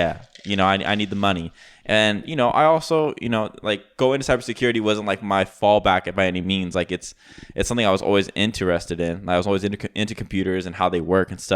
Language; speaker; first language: English; native; English